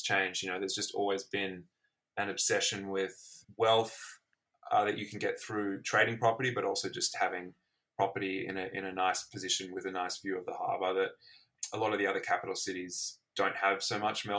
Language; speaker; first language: English; native; English